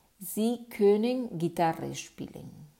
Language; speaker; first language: German; non-native, fluent; Spanish